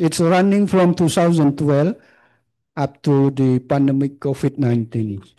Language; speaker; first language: English; non-native, learner; Khmer